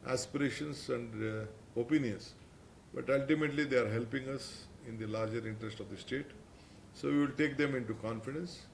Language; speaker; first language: English; non-native, local second language; Kannada